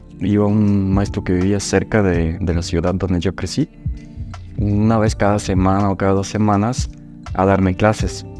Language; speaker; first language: Spanish; non-native, fluent; Bulgarian